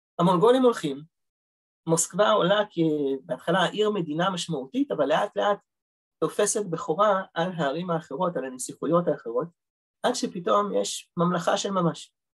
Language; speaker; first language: Hebrew; early bilingual, other home language; Russian